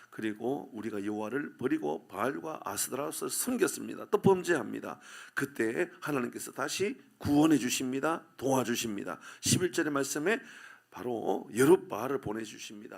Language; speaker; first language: Korean; native; Korean